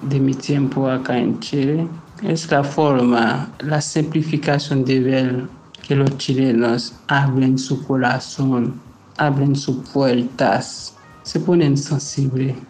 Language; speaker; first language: Spanish; non-native, fluent; Haitian Creole